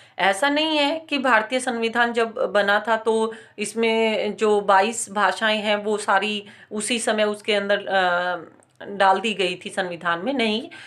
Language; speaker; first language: Hindi; native; Hindi